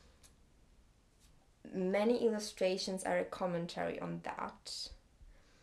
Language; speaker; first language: English; non-native, fluent; Polish